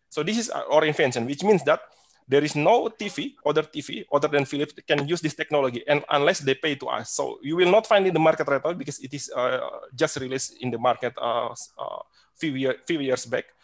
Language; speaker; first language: English; non-native, fluent; Indonesian